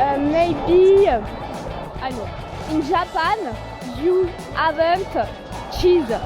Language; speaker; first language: English; non-native, learner; French